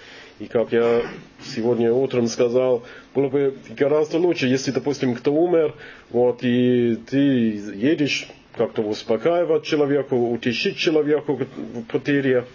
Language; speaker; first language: Russian; non-native, learner; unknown